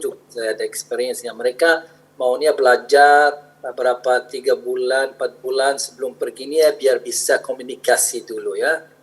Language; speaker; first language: Indonesian; non-native, fluent; Arabic